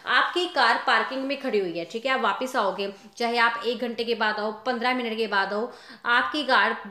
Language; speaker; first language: Hindi; non-native, local second language; Punjabi